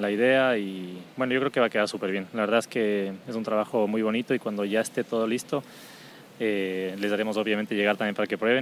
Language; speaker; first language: Spanish; native; Spanish